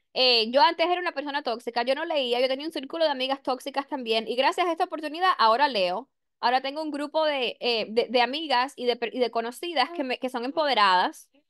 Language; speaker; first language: Spanish; early bilingual, heritage; Spanish